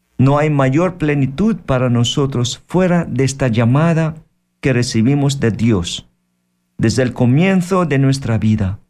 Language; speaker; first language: Spanish; non-native, fluent; Filipino